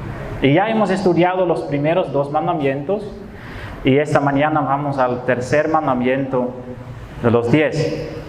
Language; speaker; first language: Spanish; non-native, fluent; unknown